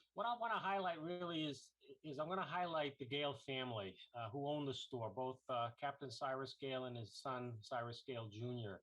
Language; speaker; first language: English; native; English